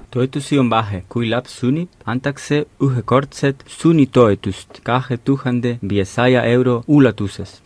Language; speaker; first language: Estonian; non-native, fluent; Spanish